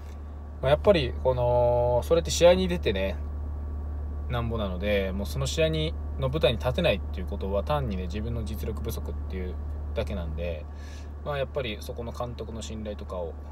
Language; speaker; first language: Japanese; native; Japanese